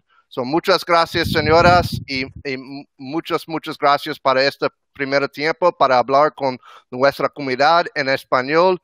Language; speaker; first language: Spanish; non-native, learner; English